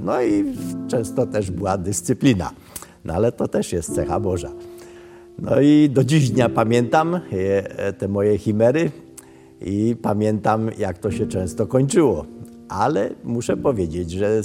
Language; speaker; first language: Polish; early bilingual, other home language; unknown